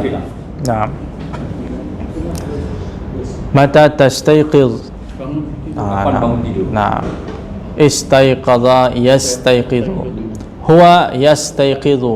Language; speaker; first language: Arabic; non-native, fluent; Indonesian